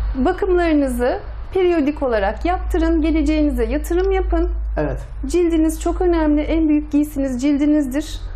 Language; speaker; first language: Turkish; native; Turkish